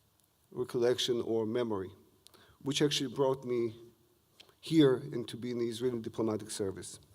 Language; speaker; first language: English; non-native, fluent; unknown